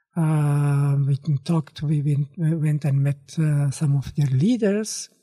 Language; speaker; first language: English; non-native, fluent; Persian